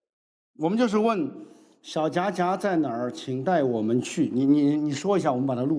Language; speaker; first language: Chinese; native; Chinese